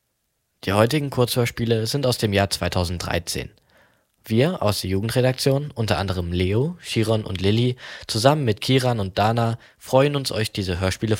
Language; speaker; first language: German; native; German